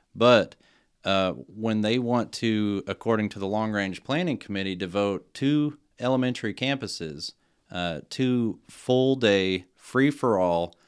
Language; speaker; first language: English; native; English